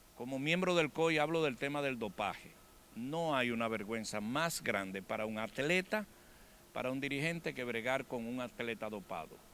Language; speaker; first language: Spanish; native; Spanish